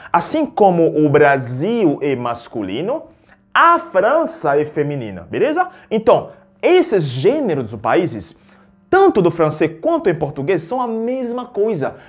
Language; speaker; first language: Portuguese; non-native, fluent; French